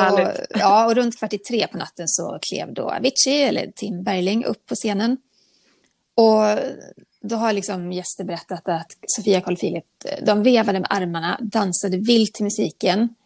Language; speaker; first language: Swedish; native; Swedish